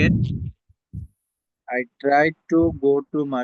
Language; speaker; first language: English; non-native, learner; Bangla